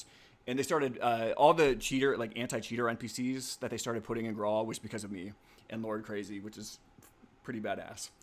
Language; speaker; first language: English; native; English